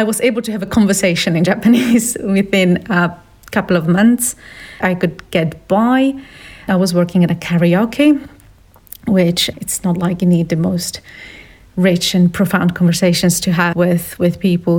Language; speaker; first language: English; non-native, fluent; Slovak